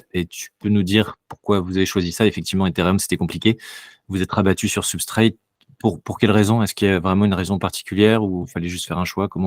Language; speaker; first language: French; native; French